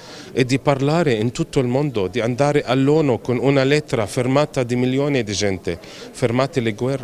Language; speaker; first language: Italian; non-native, fluent; Arabic